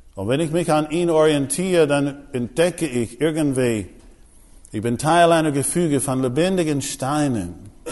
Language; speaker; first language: German; non-native, fluent; English